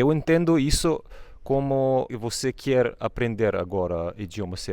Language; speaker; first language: Portuguese; non-native, fluent; Serbian